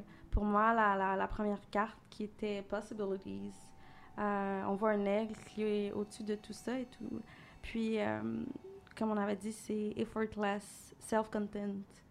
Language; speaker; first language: French; native; French